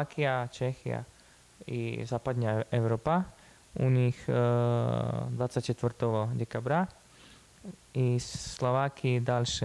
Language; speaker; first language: Russian; non-native, fluent; Slovak